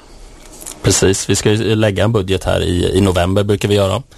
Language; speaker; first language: Swedish; native; Swedish